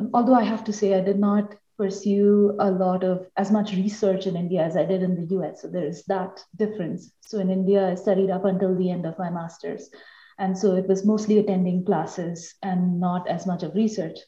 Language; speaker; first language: English; non-native, local second language; Bangla